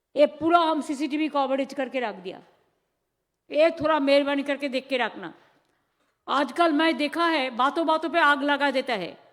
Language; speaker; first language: Hindi; non-native, local second language; Bangla